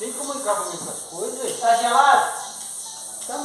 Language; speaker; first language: Portuguese; native; Portuguese